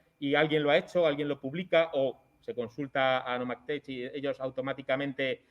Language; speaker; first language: Spanish; native; Spanish